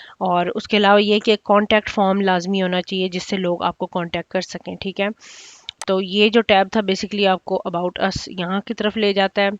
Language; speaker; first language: Urdu; native; Urdu